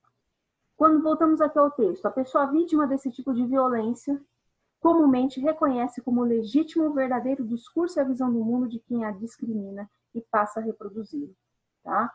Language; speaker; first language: Portuguese; native; Portuguese